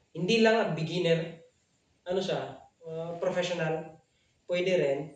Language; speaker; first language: Filipino; non-native, local second language; Cebuano